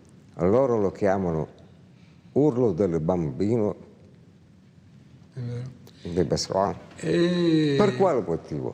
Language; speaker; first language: Italian; non-native, fluent; Russian